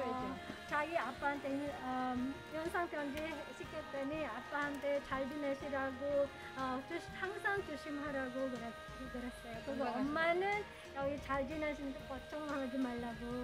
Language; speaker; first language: Korean; non-native, fluent; Filipino